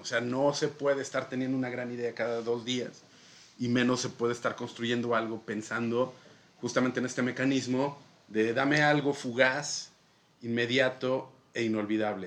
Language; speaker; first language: Spanish; native; Spanish